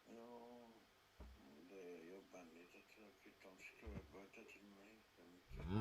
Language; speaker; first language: Swedish; non-native, learner; Turkish